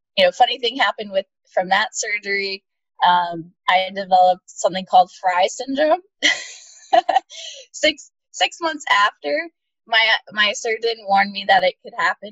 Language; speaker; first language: English; native; English